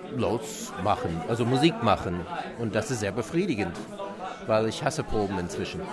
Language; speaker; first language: German; non-native, fluent; English